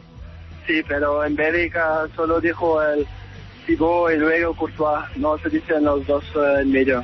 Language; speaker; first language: Spanish; non-native, learner; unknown